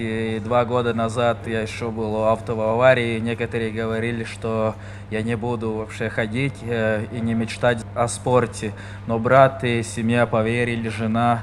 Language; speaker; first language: Russian; non-native, local second language; Latvian